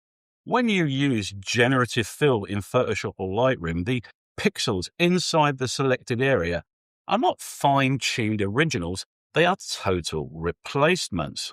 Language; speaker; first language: English; native; English